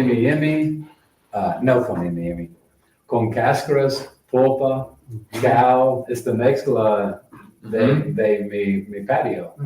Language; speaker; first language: Spanish; non-native, learner; English